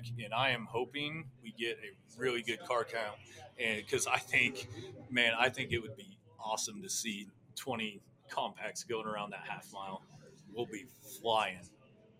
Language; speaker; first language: English; native; English